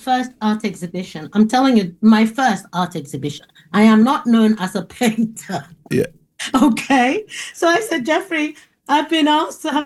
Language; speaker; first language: English; non-native, local second language; Igbo